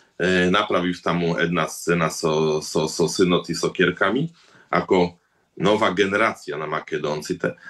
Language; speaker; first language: Macedonian; early bilingual, heritage; Macedonian